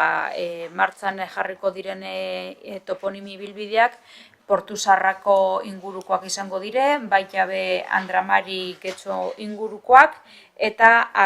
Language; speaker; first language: Basque; native; Basque